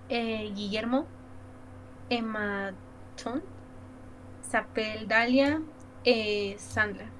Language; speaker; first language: French; non-native, learner; Spanish